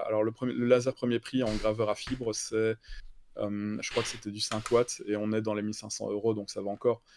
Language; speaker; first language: French; native; French